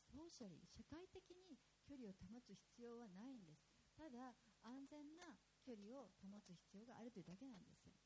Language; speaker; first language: Japanese; native; Japanese